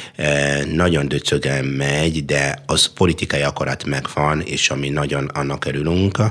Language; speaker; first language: Hungarian; non-native, fluent; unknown